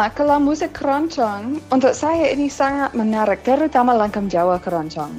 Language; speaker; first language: Indonesian; non-native, fluent; English